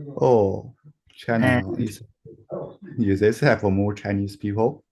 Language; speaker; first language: English; non-native, learner; Chinese